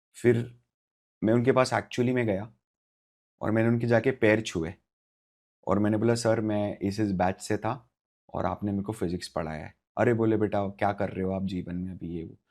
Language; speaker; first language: Hindi; native; Hindi